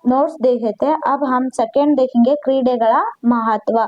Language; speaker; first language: Hindi; non-native, local second language; Kannada